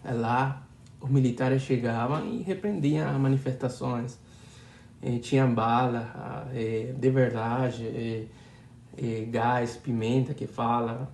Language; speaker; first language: Portuguese; non-native, learner; Spanish